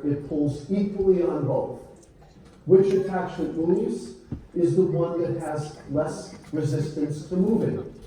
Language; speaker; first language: English; native; English